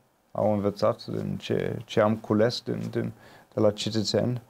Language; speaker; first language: Romanian; non-native, fluent; English